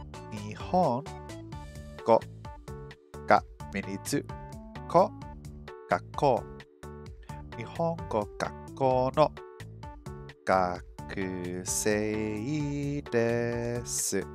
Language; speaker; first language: Japanese; non-native, learner; English